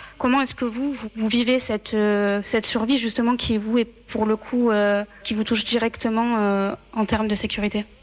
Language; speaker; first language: French; native; French